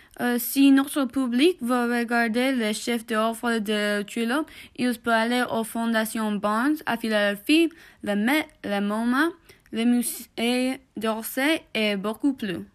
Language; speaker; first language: French; non-native, learner; English